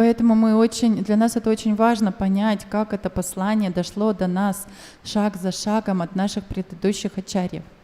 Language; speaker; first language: Russian; native; Russian